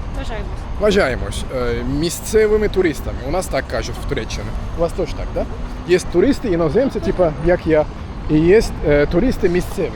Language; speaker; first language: Ukrainian; non-native, fluent; Turkish